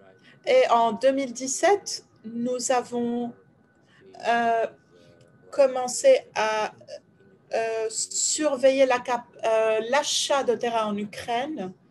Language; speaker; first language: French; non-native, fluent; Ukrainian